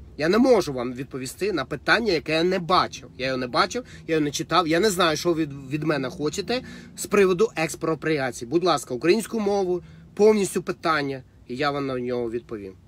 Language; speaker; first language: Ukrainian; non-native, local second language; Russian